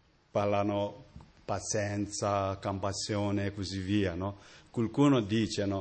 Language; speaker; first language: Italian; non-native, learner; Tibetan